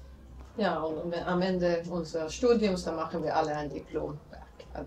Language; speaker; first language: German; non-native, fluent; Latvian